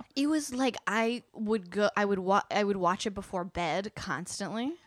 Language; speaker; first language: English; early bilingual, other home language; Russian